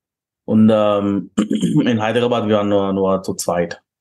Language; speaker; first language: German; non-native, fluent; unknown